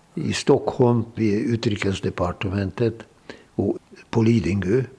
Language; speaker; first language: Swedish; non-native, fluent; Hungarian